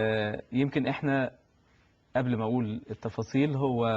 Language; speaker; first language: Arabic; native; Arabic